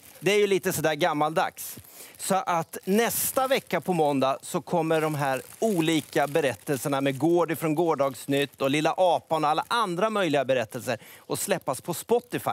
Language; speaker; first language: Swedish; native; Swedish